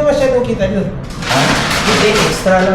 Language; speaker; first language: Filipino; non-native, local second language; Hiligaynon